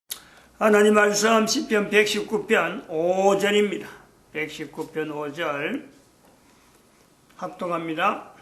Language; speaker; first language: Korean; native; Korean